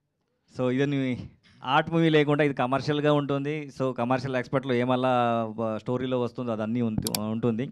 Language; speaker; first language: Telugu; non-native, learner; Kannada